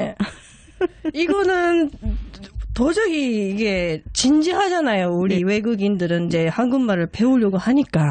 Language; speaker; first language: Korean; non-native, fluent; Japanese